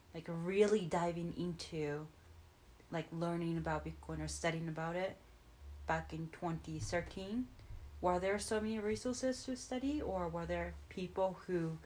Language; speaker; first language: English; non-native, fluent; Japanese